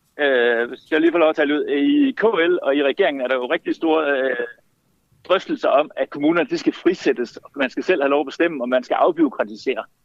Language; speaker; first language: Danish; native; Danish